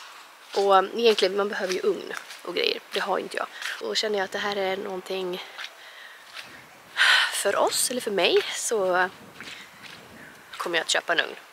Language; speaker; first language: Swedish; native; Swedish